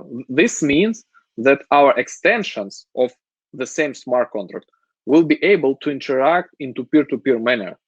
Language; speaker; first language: English; non-native, fluent; Russian